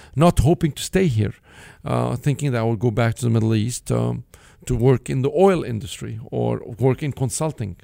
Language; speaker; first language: English; non-native, fluent; Arabic